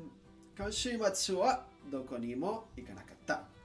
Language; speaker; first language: Japanese; non-native, learner; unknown